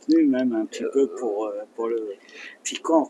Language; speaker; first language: French; native; French